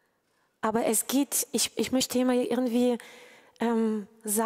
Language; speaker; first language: German; non-native, fluent; Ukrainian